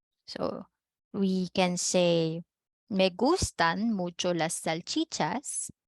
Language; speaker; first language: Spanish; non-native, fluent; Filipino